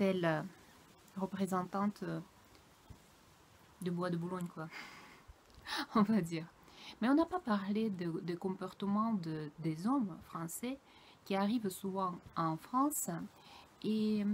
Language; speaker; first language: French; non-native, fluent; Russian